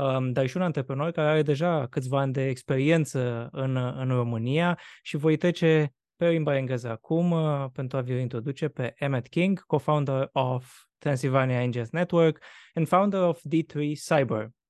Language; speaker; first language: Romanian; native; Romanian